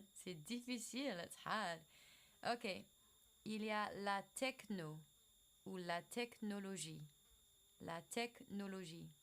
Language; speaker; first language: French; non-native, fluent; English